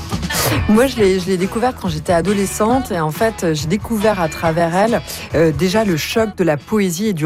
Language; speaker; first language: French; native; French